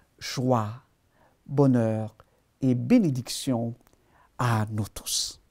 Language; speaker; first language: French; non-native, local second language; Malagasy